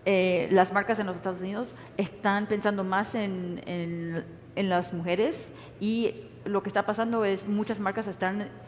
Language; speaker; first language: Spanish; early bilingual, heritage; English